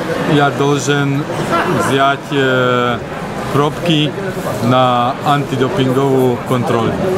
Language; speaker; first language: Russian; non-native, learner; Slovak